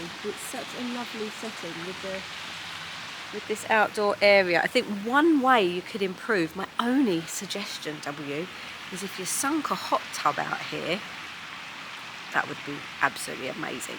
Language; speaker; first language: English; native; English